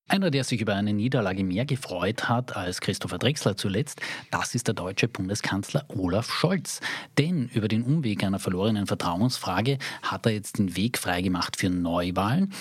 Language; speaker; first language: German; native; German